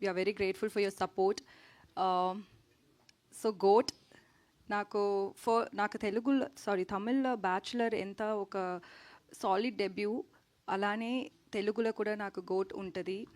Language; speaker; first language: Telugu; non-native, learner; Tamil